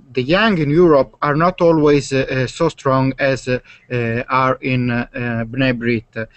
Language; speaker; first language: English; non-native, learner; Italian